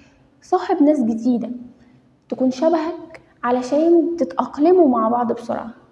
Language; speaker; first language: Arabic; native; Arabic